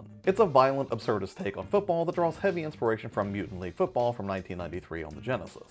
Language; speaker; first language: English; native; English